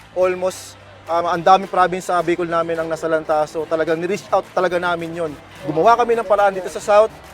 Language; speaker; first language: Filipino; non-native, local second language; Bikol